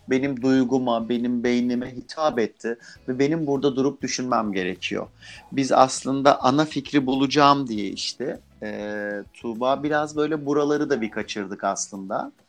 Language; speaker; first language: Turkish; native; Turkish